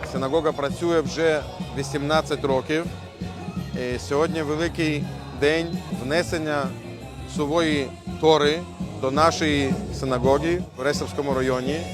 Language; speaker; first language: Ukrainian; non-native, local second language; Russian